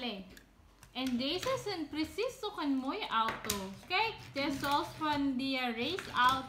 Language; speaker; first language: Dutch; non-native, learner; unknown